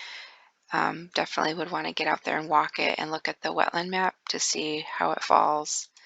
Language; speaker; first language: English; native; English